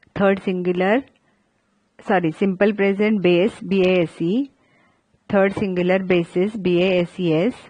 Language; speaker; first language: Hindi; non-native, local second language; Marathi